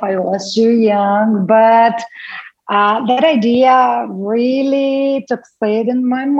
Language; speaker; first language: English; non-native, fluent; Portuguese